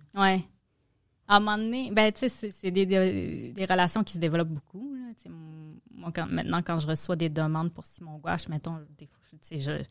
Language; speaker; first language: French; native; French